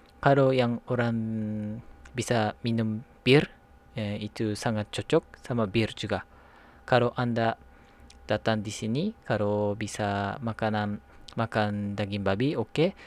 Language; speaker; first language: Indonesian; non-native, learner; Japanese